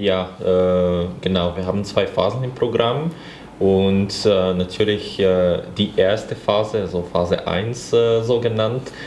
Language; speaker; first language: German; non-native, fluent; Bulgarian